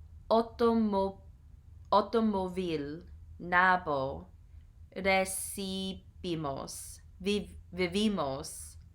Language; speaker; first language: Spanish; non-native, learner; English